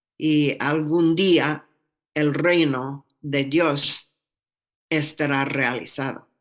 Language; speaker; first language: Spanish; non-native, fluent; English